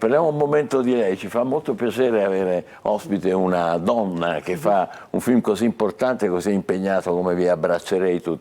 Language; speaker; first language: Italian; native; Italian